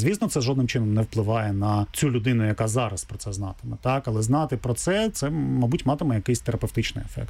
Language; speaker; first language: Ukrainian; native; Ukrainian